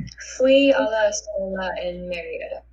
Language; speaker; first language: Spanish; non-native, learner; English